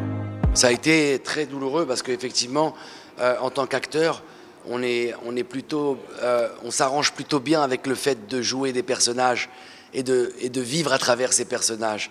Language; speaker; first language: French; early bilingual, other home language; Arabic